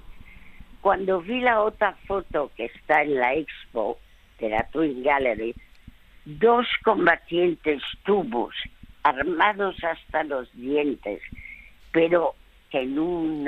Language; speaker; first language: Spanish; early bilingual, other home language; French